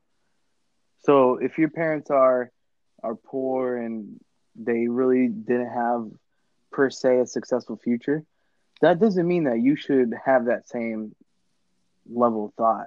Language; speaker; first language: English; native; English